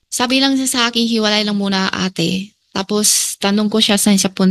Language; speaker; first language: Filipino; non-native, learner; Chinese